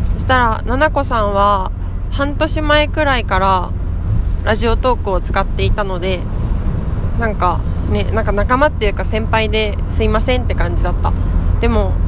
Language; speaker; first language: Japanese; native; Japanese